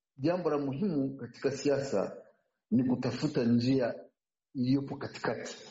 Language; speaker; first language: Swahili; non-native, local second language; Kinyarwanda